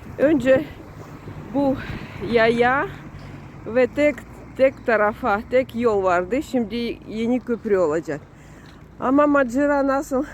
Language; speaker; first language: Turkish; non-native, learner; Russian